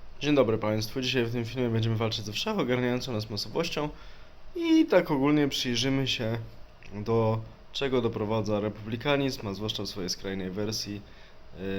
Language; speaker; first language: Polish; native; Polish